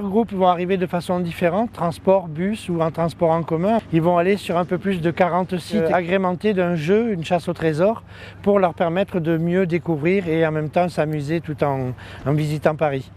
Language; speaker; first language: French; native; French